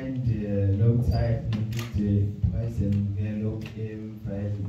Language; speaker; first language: German; non-native, fluent; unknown